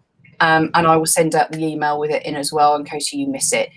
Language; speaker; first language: English; native; English